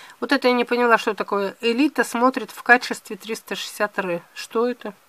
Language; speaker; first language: Russian; native; Russian